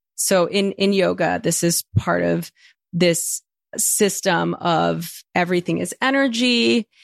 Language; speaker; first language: English; early bilingual, other home language; Spanish